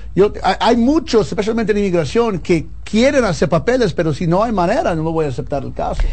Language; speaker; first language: Spanish; early bilingual, heritage; Spanish